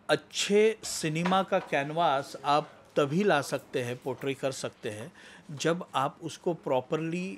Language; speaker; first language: Hindi; non-native, local second language; Marathi